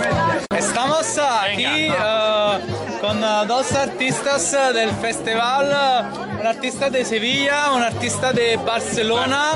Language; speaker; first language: Spanish; non-native, learner; Italian